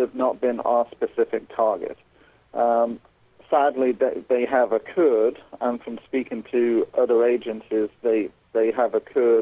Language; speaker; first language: English; native; English